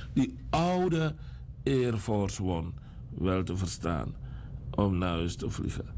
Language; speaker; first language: Dutch; native; Dutch